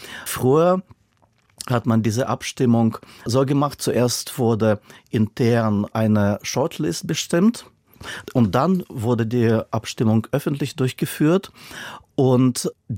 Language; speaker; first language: German; non-native, fluent; Russian